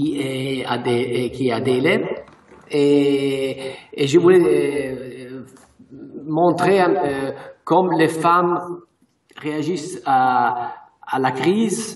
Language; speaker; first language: French; non-native, fluent; Italian